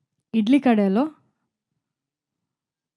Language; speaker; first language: Telugu; non-native, fluent; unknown